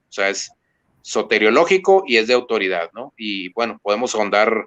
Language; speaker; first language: Spanish; native; Spanish